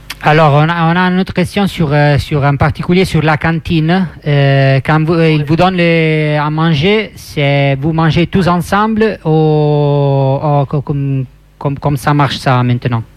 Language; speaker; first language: French; non-native, fluent; Italian